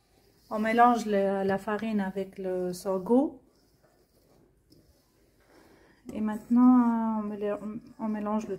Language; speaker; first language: French; non-native, local second language; Arabic